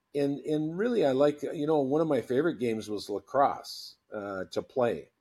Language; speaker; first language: English; native; English